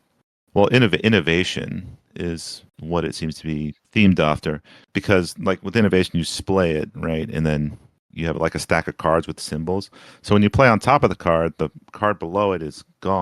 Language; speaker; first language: English; native; English